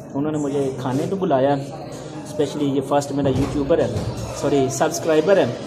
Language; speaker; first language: Urdu; non-native, local second language; Punjabi